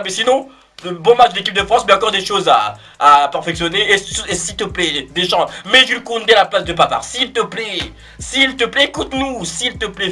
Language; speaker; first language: French; native; French